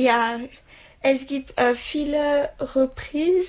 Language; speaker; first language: German; non-native, learner; French